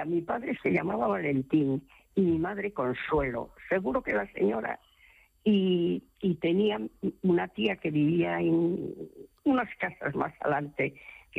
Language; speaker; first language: Spanish; native; Spanish